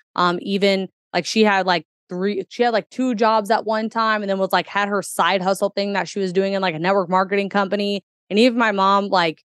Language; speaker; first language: English; native; English